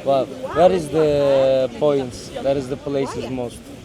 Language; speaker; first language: English; non-native, learner; Turkish